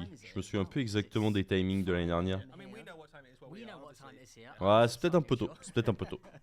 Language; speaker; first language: French; native; French